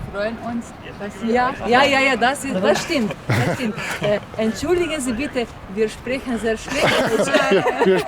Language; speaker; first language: German; non-native, learner; Slovenian